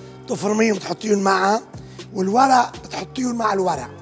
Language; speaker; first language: Arabic; native; Arabic